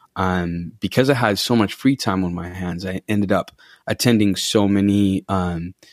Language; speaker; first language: English; non-native, local second language; Ganda